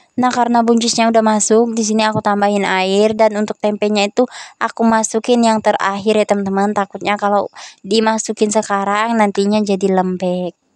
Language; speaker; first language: Indonesian; non-native, local second language; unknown